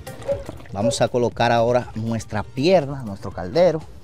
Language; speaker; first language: Spanish; native; Spanish